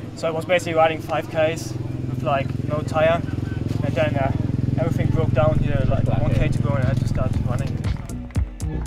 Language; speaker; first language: English; non-native, fluent; German